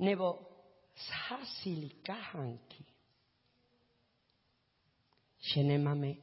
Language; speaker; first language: Czech; non-native, learner; Spanish